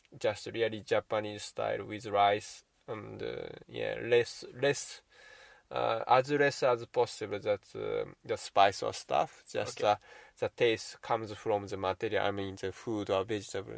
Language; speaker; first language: English; non-native, learner; Japanese